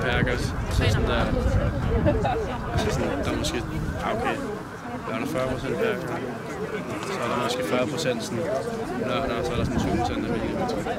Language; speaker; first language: Danish; native; Danish